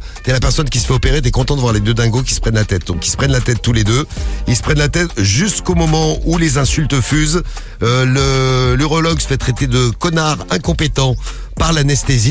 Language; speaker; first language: French; native; French